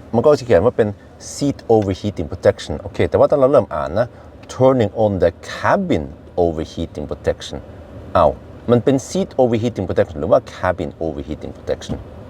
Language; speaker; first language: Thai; non-native, fluent; Norwegian